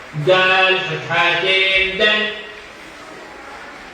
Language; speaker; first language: Arabic; non-native, learner; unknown